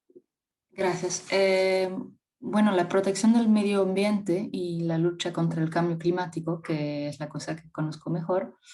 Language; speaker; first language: Spanish; non-native, fluent; French